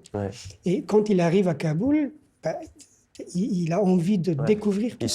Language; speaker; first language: French; non-native, fluent; Persian